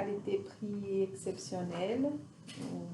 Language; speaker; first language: French; non-native, learner; Portuguese